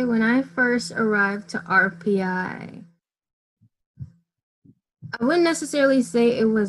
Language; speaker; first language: English; native; English